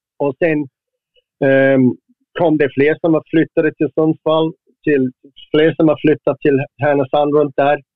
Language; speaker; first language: Swedish; non-native, fluent; English